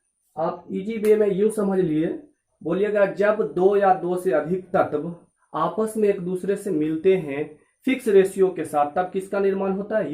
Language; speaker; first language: Hindi; native; Hindi